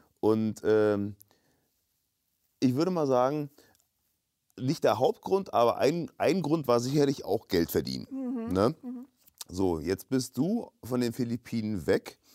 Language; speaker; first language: German; native; German